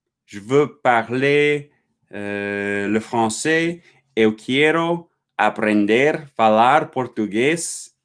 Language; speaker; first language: French; non-native, learner; English